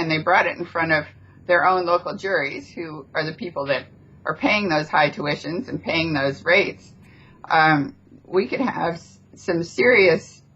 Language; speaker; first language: English; native; English